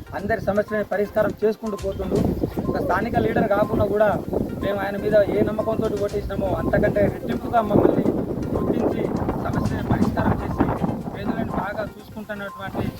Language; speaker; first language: Telugu; non-native, local second language; Lambadi